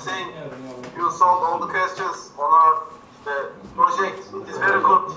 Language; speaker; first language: English; non-native, learner; Turkish